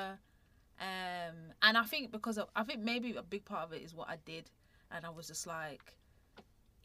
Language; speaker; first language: English; native; English